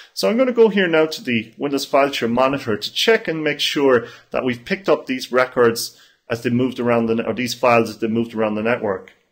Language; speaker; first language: English; native; English